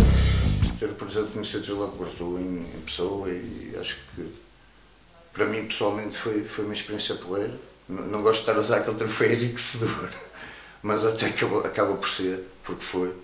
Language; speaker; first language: Portuguese; native; Portuguese